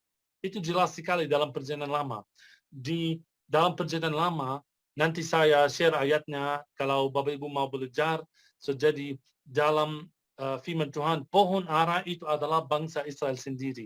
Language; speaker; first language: Indonesian; non-native, fluent; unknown